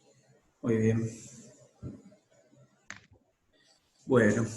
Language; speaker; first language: Spanish; native; Spanish